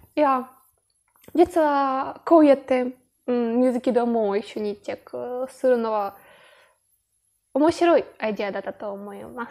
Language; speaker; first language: Japanese; non-native, learner; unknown